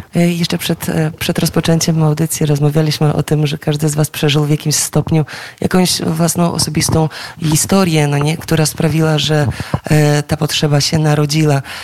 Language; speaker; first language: Polish; native; Polish